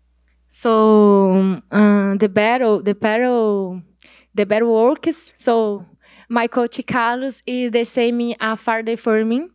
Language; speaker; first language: English; non-native, learner; Portuguese